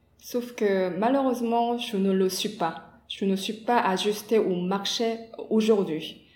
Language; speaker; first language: French; non-native, fluent; Korean